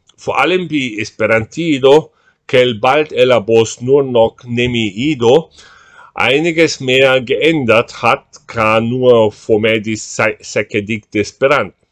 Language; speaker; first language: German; non-native, fluent; Portuguese